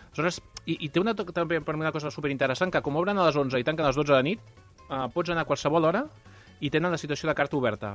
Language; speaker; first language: Catalan; non-native, local second language; Spanish